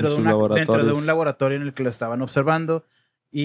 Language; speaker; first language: Spanish; native; Spanish